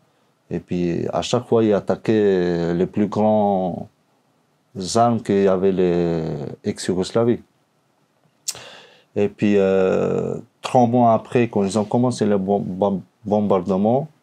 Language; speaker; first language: French; non-native, learner; Albanian